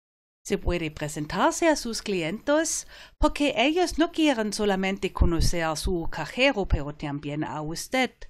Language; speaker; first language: Spanish; non-native, fluent; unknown